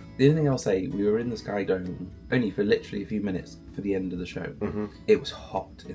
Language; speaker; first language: English; native; English